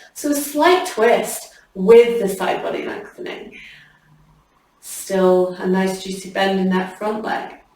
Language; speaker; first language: English; native; English